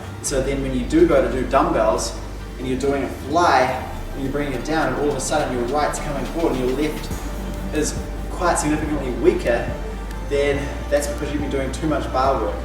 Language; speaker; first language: English; native; English